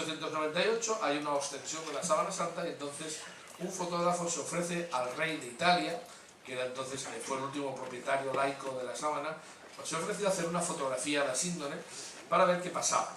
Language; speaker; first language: Spanish; native; Spanish